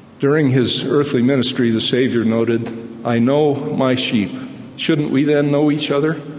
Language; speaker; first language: English; native; English